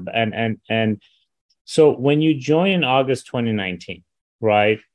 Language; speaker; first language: English; early bilingual, other home language; Persian